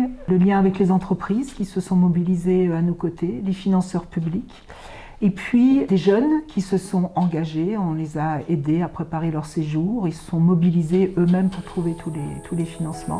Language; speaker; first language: French; native; French